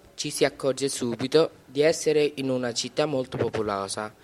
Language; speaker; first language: Italian; non-native, fluent; Bangla